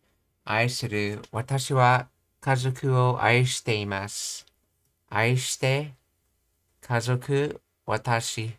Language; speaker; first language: Japanese; non-native, learner; English